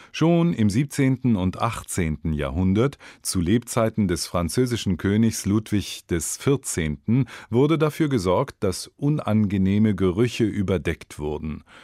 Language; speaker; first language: German; native; German